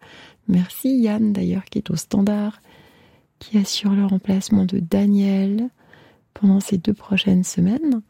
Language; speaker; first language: French; native; French